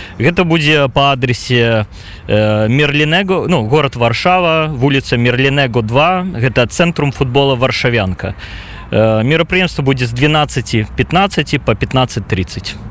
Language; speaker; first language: Belarusian; non-native, local second language; Russian